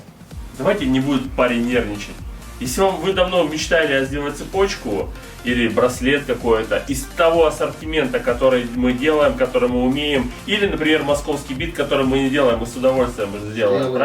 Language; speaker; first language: Russian; native; Russian